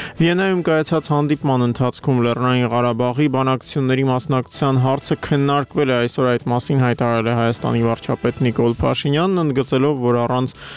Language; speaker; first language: Armenian; native; Armenian